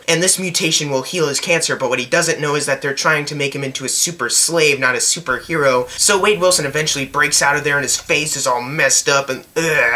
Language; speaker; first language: English; native; English